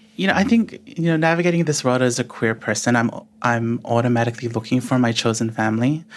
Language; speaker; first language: English; early bilingual, other home language; Filipino